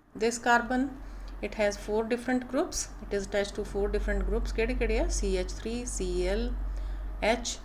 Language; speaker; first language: English; non-native, local second language; Punjabi